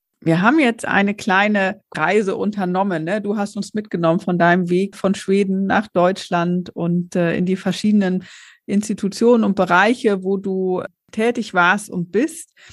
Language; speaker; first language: German; native; German